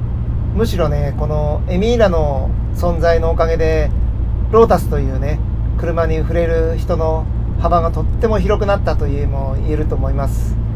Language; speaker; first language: Japanese; native; Japanese